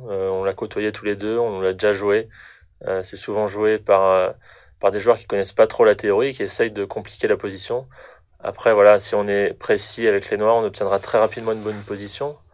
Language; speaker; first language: French; native; French